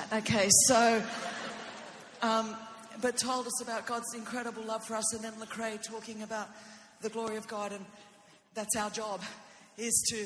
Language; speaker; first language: English; non-native, fluent; Greek